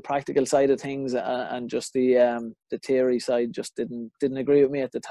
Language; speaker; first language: English; native; English